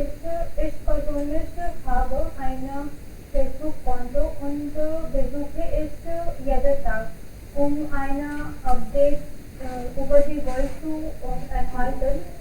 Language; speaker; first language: German; non-native, learner; Hindi